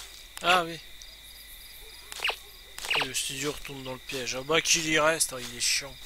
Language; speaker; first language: French; native; French